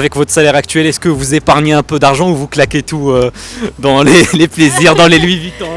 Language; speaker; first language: French; native; French